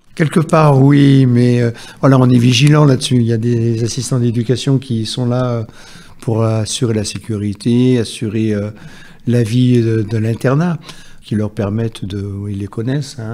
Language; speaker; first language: French; native; French